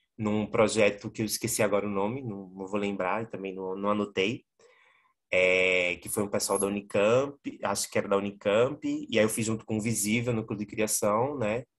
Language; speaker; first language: Portuguese; native; Portuguese